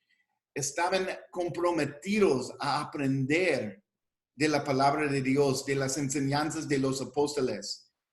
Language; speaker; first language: Spanish; non-native, fluent; English